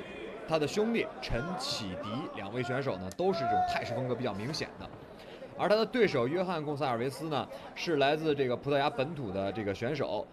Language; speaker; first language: Chinese; native; Chinese